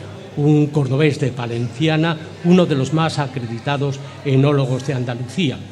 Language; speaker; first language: Spanish; native; Spanish